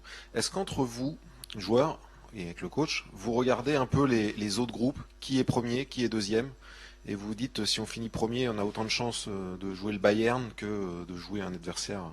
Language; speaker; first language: French; native; French